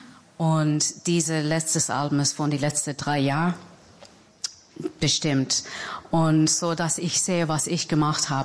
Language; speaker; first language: German; non-native, fluent; English